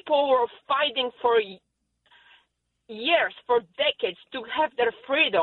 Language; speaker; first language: English; non-native, learner; Polish